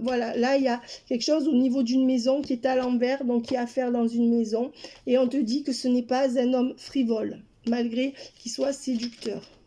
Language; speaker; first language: French; native; French